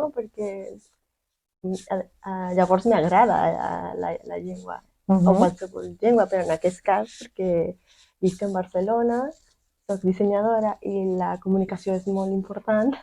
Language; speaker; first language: Catalan; non-native, fluent; Spanish